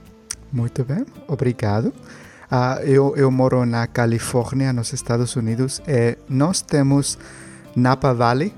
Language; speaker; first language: Portuguese; non-native, learner; Spanish